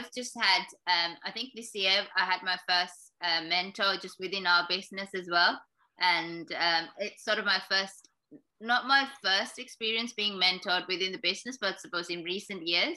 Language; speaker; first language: English; non-native, local second language; Sinhala